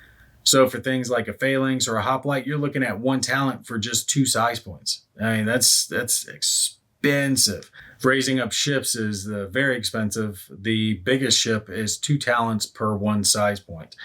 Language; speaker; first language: English; native; English